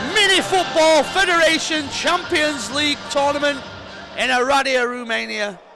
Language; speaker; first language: English; native; English